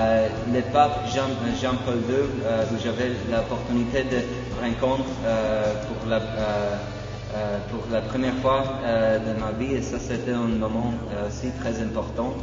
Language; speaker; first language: French; non-native, fluent; Polish